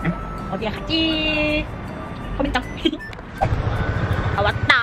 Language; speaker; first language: Korean; non-native, learner; Vietnamese